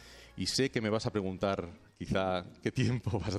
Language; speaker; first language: Spanish; native; Spanish